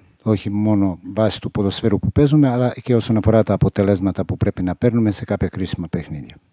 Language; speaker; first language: Greek; non-native, fluent; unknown